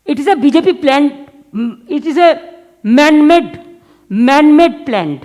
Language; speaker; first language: English; non-native, local second language; Bangla